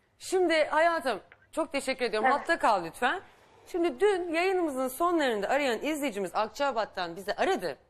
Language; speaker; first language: Turkish; native; Turkish